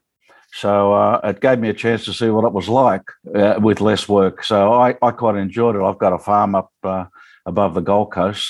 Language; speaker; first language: English; native; English